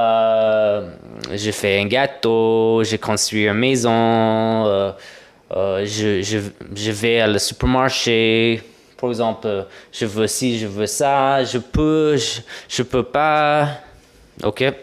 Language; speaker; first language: French; non-native, fluent; English